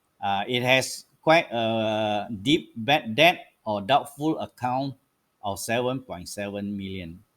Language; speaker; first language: English; non-native, local second language; Malay